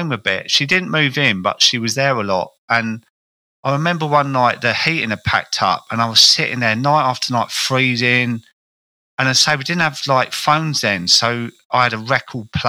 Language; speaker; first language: English; native; English